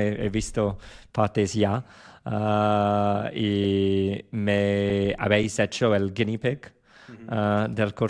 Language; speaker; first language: Spanish; non-native, fluent; English